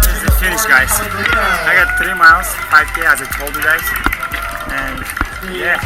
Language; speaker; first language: English; non-native, learner; Kazakh